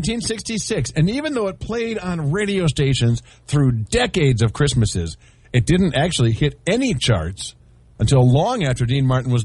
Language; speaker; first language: English; native; English